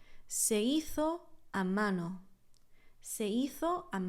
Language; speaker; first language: Spanish; non-native, fluent; English